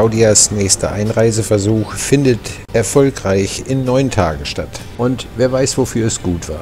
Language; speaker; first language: German; native; German